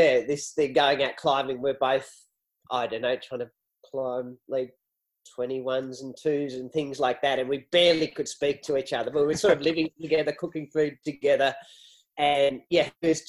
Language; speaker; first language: English; native; English